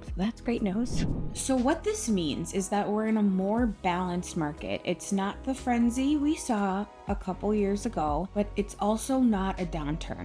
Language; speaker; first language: English; native; English